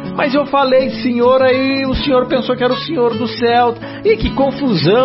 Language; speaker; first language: Portuguese; native; Portuguese